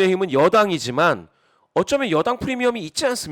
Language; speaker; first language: Korean; native; Korean